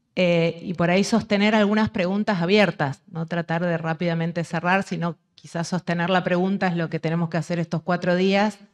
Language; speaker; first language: Spanish; native; Spanish